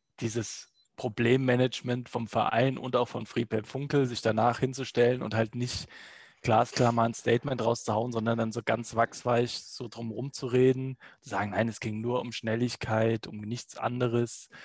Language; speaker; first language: German; native; German